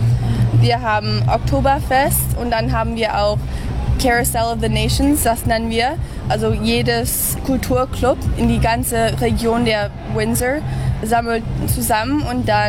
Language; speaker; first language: German; early bilingual, heritage; English